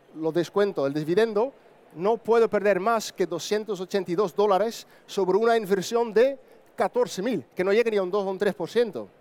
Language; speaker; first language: Spanish; non-native, fluent; Dutch